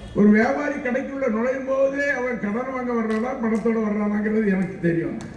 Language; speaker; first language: Tamil; native; Tamil